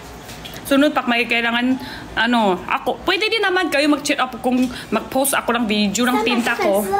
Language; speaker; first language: Filipino; non-native, learner; Chinese